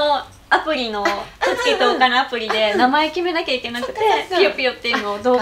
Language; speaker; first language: Japanese; native; Japanese